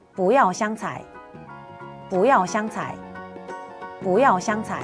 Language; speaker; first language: Chinese; non-native, fluent; Korean